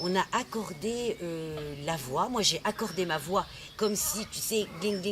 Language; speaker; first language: French; native; French